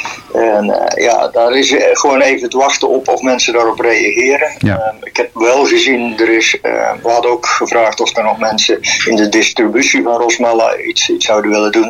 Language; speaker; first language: Dutch; native; Dutch